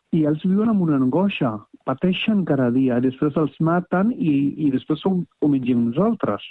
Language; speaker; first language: Catalan; non-native, fluent; Punjabi